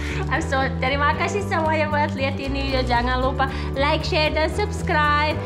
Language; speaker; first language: Indonesian; non-native, learner; English